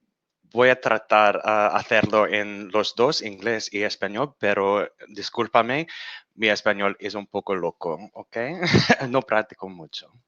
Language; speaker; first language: Spanish; non-native, learner; English